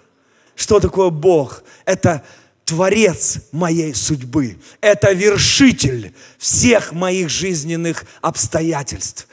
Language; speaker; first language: Russian; native; Russian